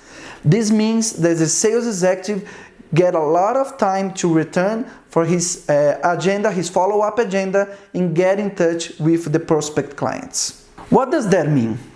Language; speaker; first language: English; non-native, fluent; Portuguese